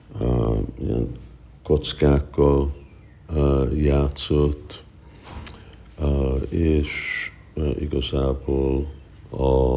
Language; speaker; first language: Hungarian; early bilingual, heritage; Hungarian